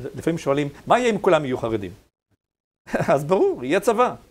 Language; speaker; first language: Hebrew; native; Hebrew